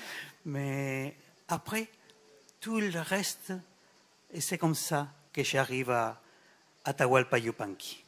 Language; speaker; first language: French; non-native, fluent; Spanish